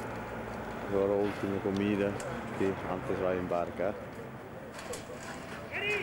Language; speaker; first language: Portuguese; non-native, learner; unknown